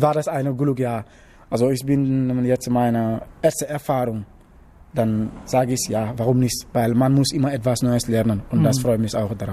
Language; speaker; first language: German; non-native, learner; Wolof